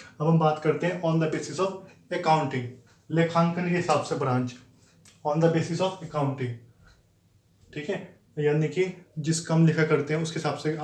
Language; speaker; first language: Hindi; native; Hindi